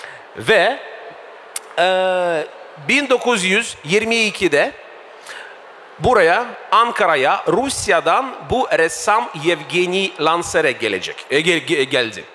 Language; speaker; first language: Turkish; non-native, fluent; Russian